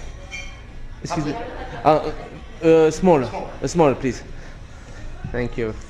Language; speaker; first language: English; non-native, learner; French